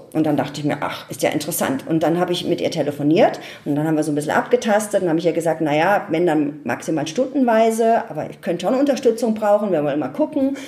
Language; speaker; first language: German; native; German